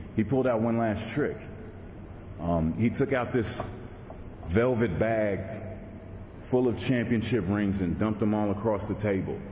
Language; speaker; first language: English; native; English